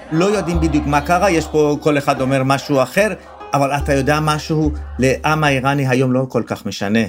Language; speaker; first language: Hebrew; non-native, fluent; Persian